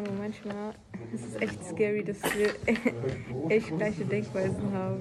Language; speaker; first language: German; native; German